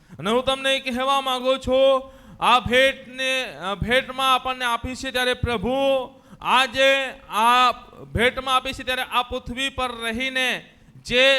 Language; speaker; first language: Gujarati; non-native, local second language; Gamit